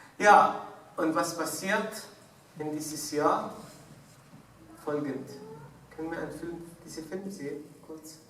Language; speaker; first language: German; non-native, fluent; Arabic